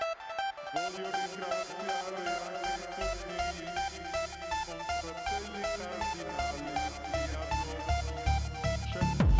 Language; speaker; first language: Italian; non-native, fluent; English